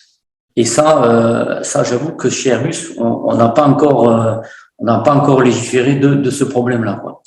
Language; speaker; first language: French; native; French